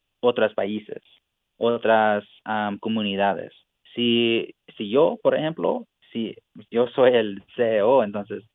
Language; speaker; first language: Spanish; non-native, fluent; English